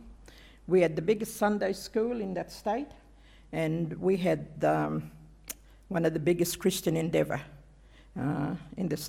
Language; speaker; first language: English; native; English